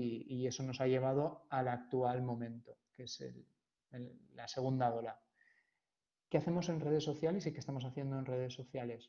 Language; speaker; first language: Spanish; native; Spanish